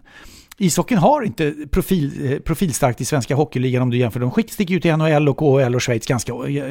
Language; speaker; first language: Swedish; native; Swedish